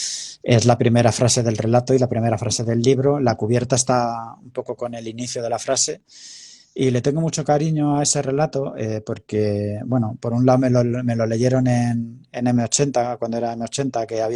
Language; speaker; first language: Spanish; native; Spanish